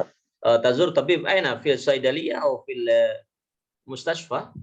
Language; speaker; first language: Arabic; non-native, fluent; Indonesian